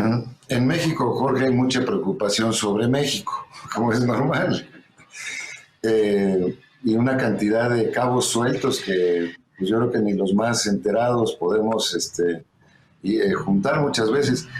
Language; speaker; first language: Spanish; native; Spanish